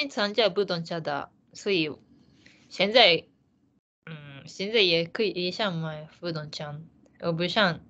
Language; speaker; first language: Chinese; non-native, learner; Japanese